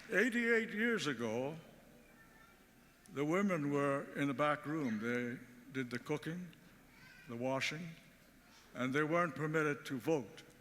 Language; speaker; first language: English; early bilingual, other home language; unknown